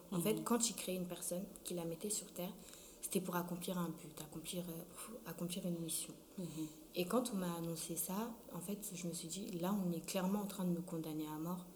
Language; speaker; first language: French; early bilingual, other home language; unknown